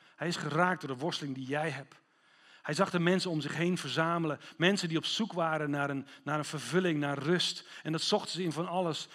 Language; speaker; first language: Dutch; non-native, fluent; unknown